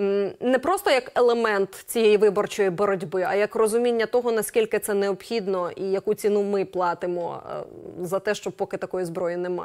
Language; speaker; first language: Ukrainian; native; Ukrainian